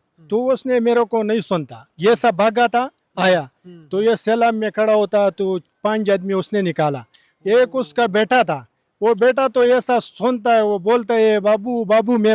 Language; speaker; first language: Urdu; non-native, local second language; Pashto